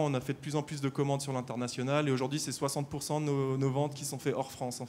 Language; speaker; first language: French; native; French